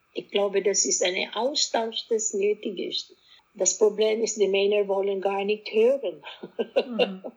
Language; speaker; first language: German; non-native, fluent; Filipino